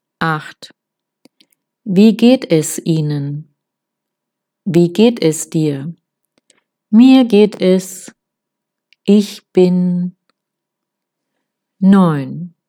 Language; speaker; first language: German; non-native, fluent; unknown